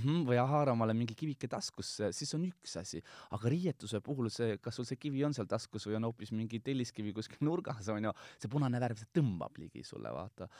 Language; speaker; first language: Estonian; non-native, local second language; Russian